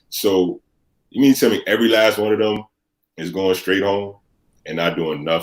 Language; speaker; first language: English; native; English